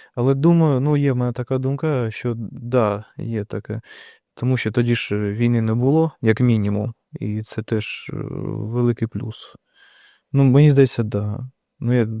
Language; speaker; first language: Ukrainian; non-native, local second language; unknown